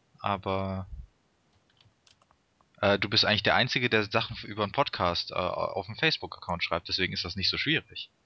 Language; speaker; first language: German; native; German